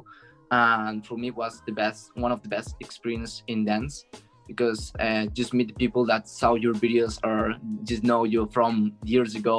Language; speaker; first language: English; non-native, learner; Spanish